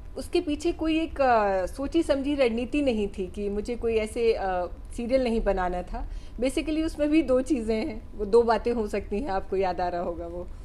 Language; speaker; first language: Hindi; native; Hindi